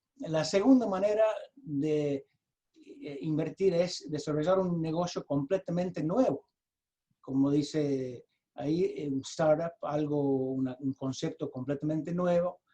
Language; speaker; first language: Spanish; early bilingual, heritage; Spanish